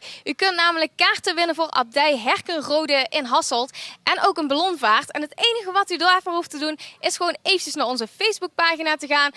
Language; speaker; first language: Dutch; native; Dutch